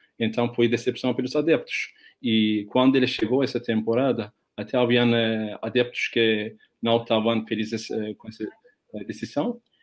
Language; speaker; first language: Portuguese; non-native, fluent; Turkish